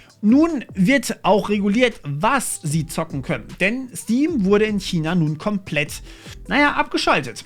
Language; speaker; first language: German; native; German